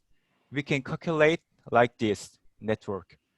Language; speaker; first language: English; non-native, learner; Korean